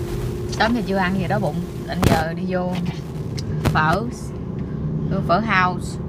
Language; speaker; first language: Vietnamese; native; Vietnamese